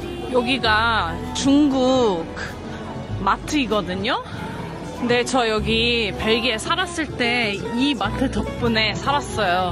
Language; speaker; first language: Korean; non-native, fluent; French